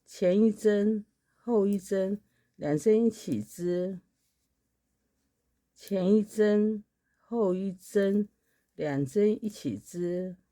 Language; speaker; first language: Chinese; native; Chinese